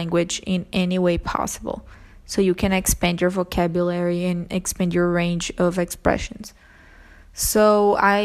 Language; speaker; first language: English; non-native, fluent; Portuguese